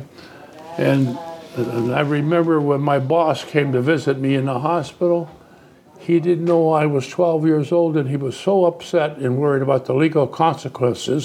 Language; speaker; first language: English; early bilingual, other home language; Italian